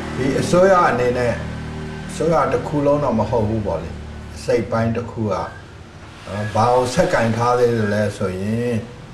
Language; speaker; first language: Burmese; non-native, local second language; Karen languages